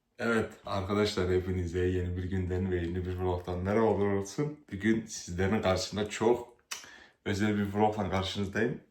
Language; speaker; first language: Turkish; early bilingual, heritage; Turkish